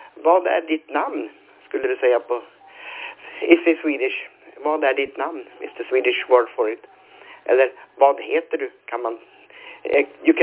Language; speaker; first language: English; non-native, fluent; Swedish